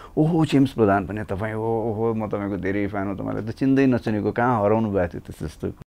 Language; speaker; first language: Nepali; native; Nepali